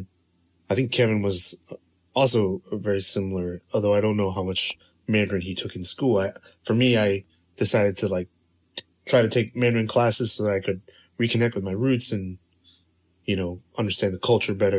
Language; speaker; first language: English; native; English